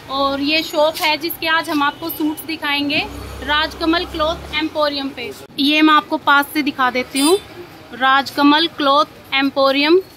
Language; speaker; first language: Hindi; native; Hindi